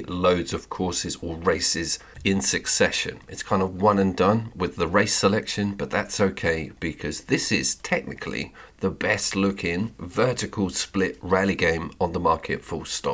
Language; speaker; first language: English; native; English